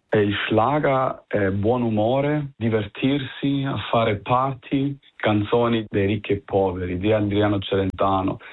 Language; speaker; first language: Italian; early bilingual, heritage; Italian